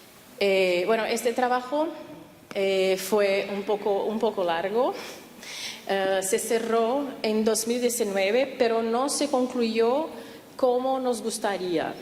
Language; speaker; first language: Spanish; non-native, fluent; Portuguese